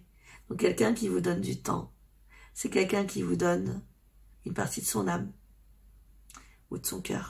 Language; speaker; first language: French; native; French